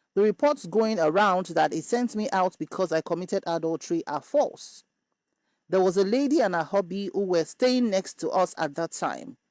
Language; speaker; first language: English; non-native, local second language; Yoruba